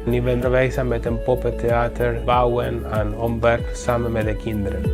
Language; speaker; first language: Dutch; non-native, learner; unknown